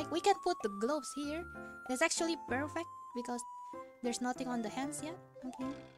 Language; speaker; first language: English; non-native, fluent; Indonesian